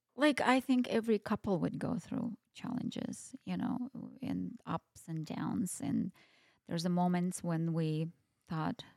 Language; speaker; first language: English; non-native, fluent; Russian